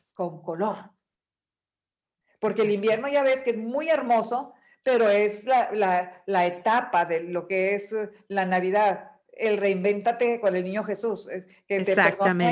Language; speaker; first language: Spanish; native; Spanish